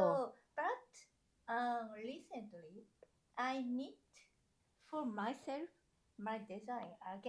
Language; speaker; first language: English; non-native, learner; Japanese